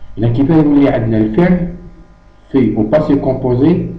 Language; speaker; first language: French; non-native, local second language; Arabic